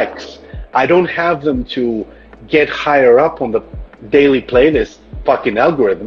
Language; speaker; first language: English; non-native, fluent; Greek